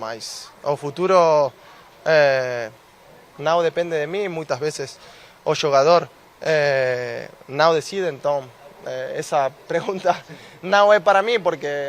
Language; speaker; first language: Portuguese; non-native, fluent; Spanish